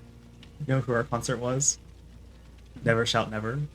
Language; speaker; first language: English; native; English